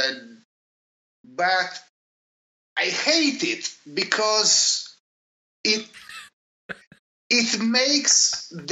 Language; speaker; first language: English; non-native, fluent; Italian